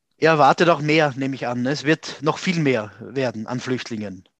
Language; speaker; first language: German; non-native, fluent; Ukrainian